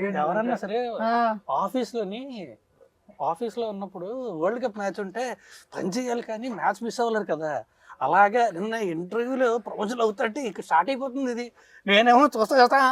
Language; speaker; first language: Telugu; native; Telugu